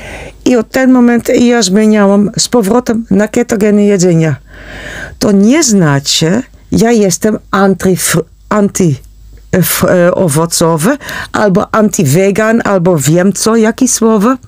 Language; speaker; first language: Polish; non-native, learner; Dutch